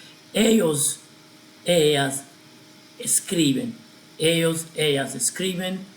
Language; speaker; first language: Spanish; non-native, fluent; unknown